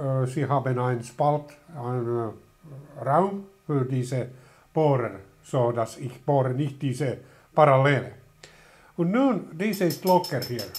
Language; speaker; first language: German; non-native, learner; Finnish